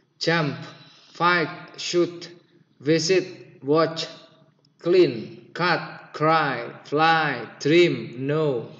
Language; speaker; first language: English; non-native, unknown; Indonesian